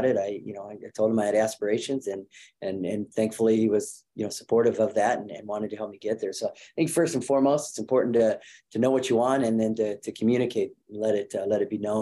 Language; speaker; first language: English; native; English